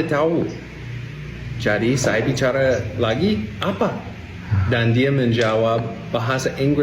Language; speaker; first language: Indonesian; non-native, learner; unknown